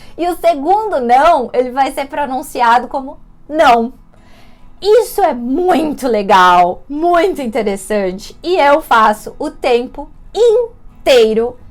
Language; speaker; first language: Portuguese; native; Portuguese